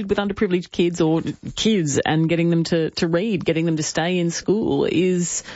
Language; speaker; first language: English; native; English